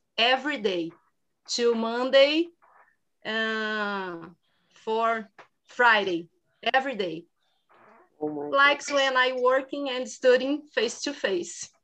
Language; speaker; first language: English; non-native, learner; Portuguese